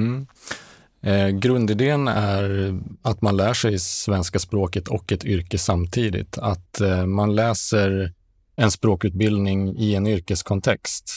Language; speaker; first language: Swedish; native; Swedish